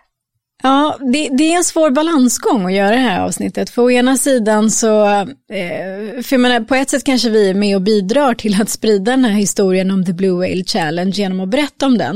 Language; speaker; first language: Swedish; native; Swedish